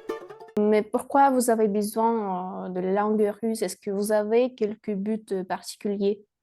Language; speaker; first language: French; non-native, fluent; Russian